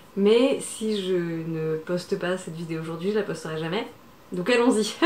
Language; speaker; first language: French; native; French